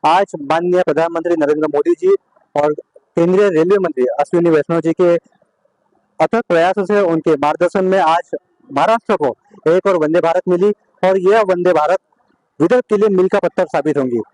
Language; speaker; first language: Hindi; non-native, local second language; Marathi